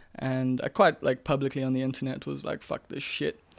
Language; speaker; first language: English; native; English